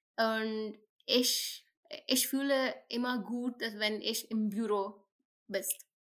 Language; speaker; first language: German; non-native, fluent; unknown